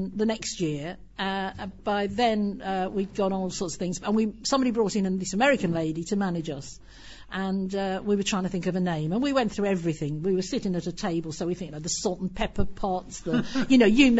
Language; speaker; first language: English; native; English